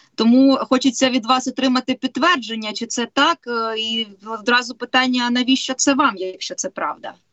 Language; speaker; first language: Ukrainian; native; Ukrainian